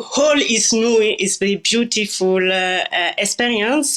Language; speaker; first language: English; non-native, learner; French